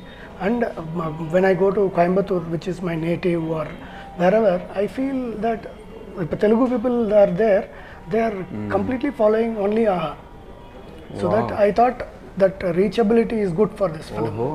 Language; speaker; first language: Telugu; non-native, learner; Tamil